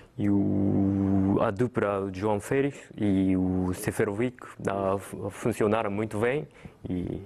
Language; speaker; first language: Portuguese; non-native, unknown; Japanese